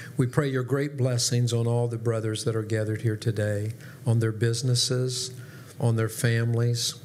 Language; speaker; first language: English; native; English